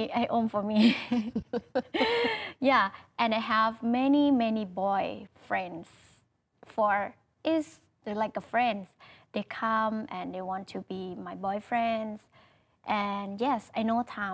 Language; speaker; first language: English; non-native, learner; Thai